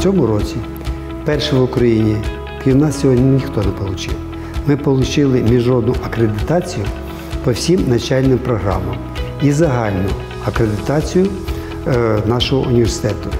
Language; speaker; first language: Ukrainian; non-native, local second language; Russian